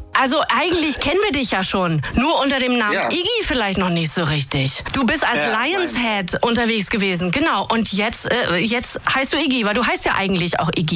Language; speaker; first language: German; native; German